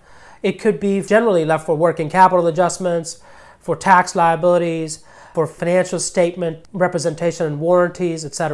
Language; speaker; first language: English; native; English